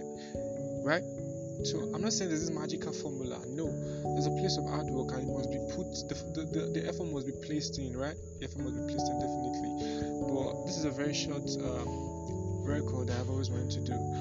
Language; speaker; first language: English; non-native, local second language; Yoruba